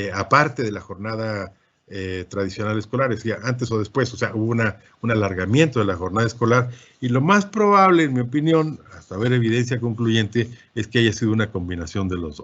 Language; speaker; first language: Spanish; native; Spanish